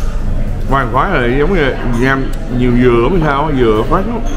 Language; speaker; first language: Vietnamese; early bilingual, heritage; Vietnamese